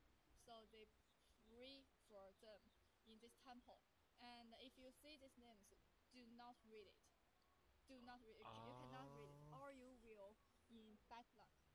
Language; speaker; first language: English; non-native, learner; Chinese